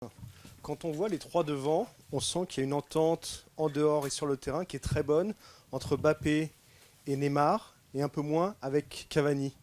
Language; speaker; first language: French; native; French